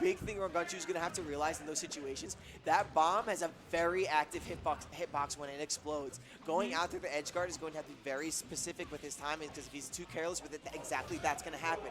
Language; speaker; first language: English; native; English